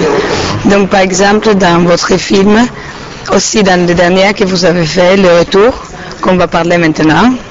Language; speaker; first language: French; non-native, learner; Italian